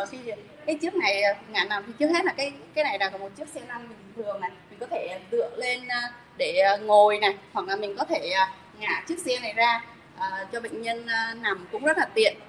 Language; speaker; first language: Vietnamese; native; Vietnamese